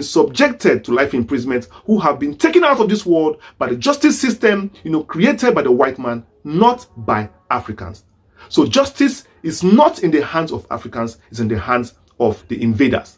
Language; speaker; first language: English; non-native, local second language; Igbo